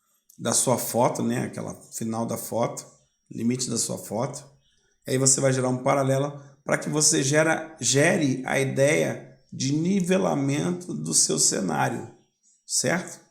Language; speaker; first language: Portuguese; native; Portuguese